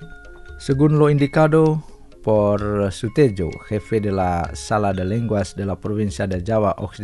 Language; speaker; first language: Spanish; non-native, fluent; Indonesian